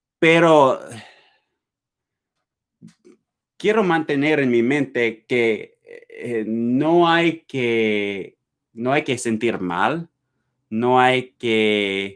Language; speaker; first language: Spanish; non-native, learner; English